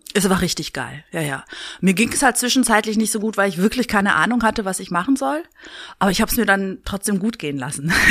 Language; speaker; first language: German; early bilingual, other home language; Greek